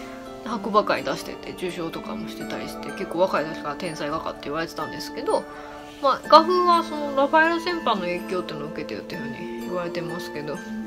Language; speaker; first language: Japanese; native; Japanese